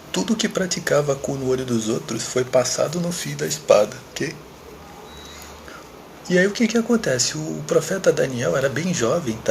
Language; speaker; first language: Portuguese; native; Portuguese